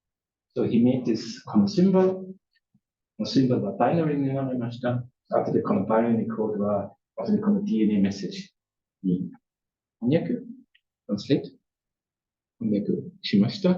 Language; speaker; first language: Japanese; non-native, learner; German